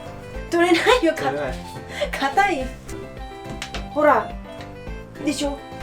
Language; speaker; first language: Japanese; non-native, learner; Vietnamese